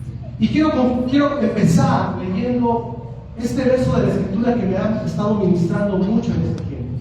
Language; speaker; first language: Spanish; native; Spanish